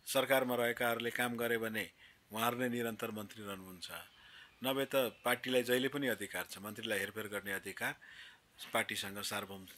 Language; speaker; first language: Nepali; non-native, local second language; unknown